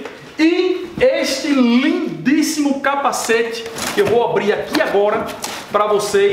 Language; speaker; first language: Portuguese; native; Portuguese